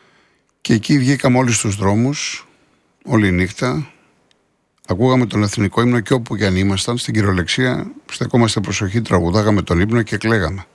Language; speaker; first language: Greek; native; Greek